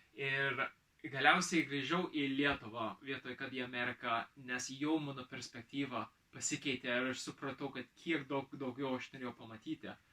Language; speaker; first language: Lithuanian; early bilingual, heritage; Lithuanian